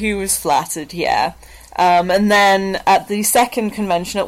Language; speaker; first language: English; native; English